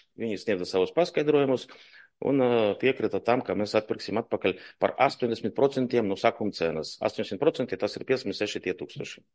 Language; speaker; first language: Latvian; non-native, local second language; Russian